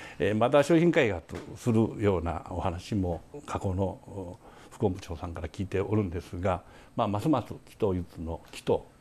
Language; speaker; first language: Japanese; native; Japanese